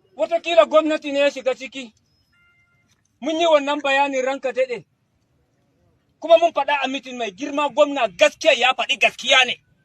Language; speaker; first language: Hausa; non-native, local second language; Fula